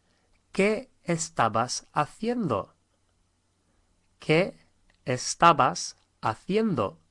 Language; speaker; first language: Spanish; non-native, fluent; English